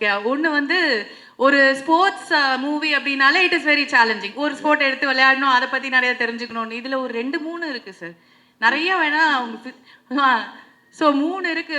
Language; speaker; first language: Tamil; native; Tamil